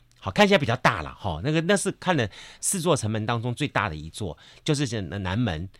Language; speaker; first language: Chinese; native; Chinese